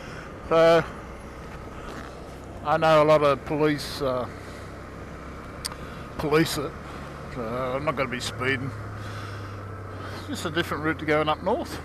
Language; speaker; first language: English; native; English